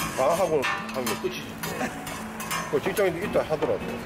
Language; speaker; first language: Korean; native; Korean